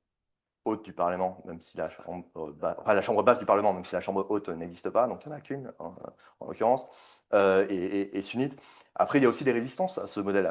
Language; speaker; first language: French; native; French